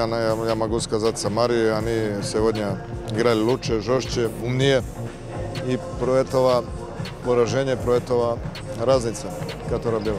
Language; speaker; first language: Russian; non-native, fluent; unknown